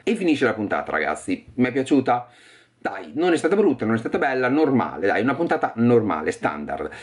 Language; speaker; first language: Italian; native; Italian